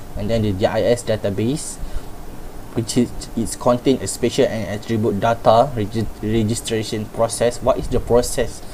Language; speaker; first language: English; non-native, local second language; Malay